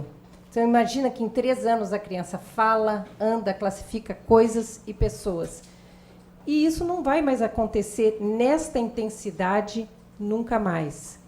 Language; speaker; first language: Portuguese; native; Portuguese